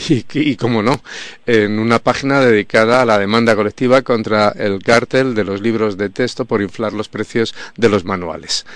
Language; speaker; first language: Spanish; native; Spanish